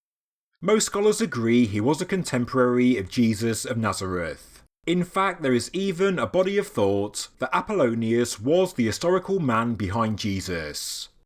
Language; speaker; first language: English; native; English